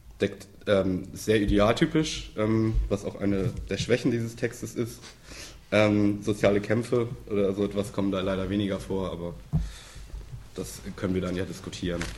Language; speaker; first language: German; native; German